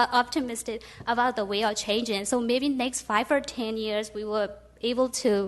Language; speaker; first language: English; non-native, fluent; Burmese